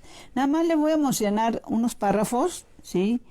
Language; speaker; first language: Spanish; native; Spanish